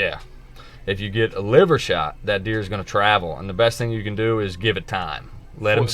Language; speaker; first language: English; native; English